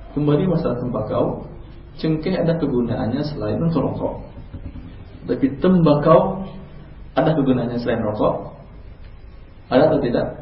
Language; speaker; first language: Indonesian; non-native, local second language; Minangkabau